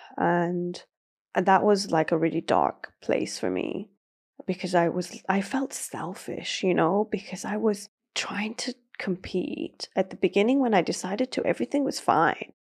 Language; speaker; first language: English; early bilingual, other home language; Persian